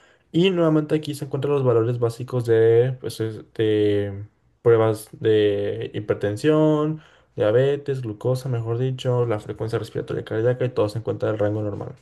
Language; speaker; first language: Spanish; native; Spanish